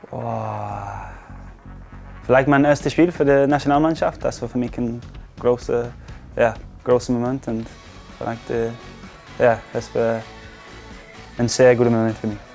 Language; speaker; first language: German; non-native, learner; English